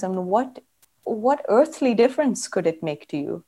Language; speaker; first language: English; non-native, local second language; Kannada